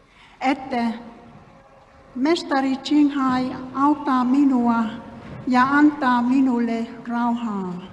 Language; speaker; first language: Finnish; non-native, learner; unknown